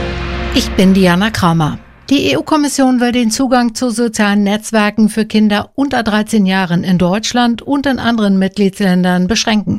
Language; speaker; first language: German; native; German